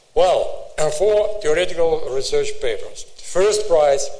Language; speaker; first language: English; non-native, fluent; Russian